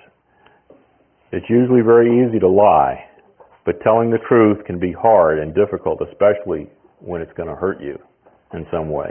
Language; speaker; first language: English; native; English